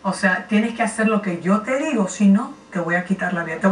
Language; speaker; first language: Spanish; native; Spanish